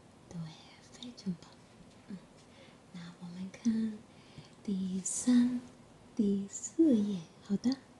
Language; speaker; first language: Chinese; non-native, learner; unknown